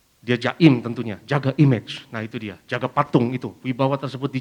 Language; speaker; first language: Indonesian; native; Indonesian